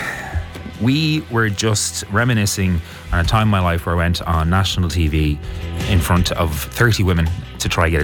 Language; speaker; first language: English; native; English